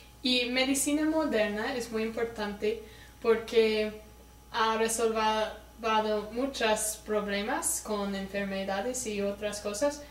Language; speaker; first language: Spanish; non-native, learner; English